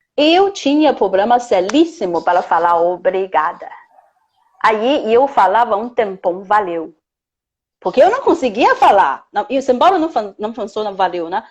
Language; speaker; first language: Portuguese; non-native, fluent; Chinese